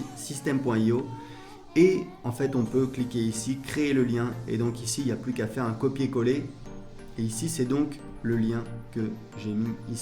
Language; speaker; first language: French; native; French